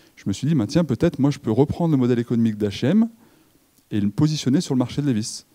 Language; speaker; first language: French; native; French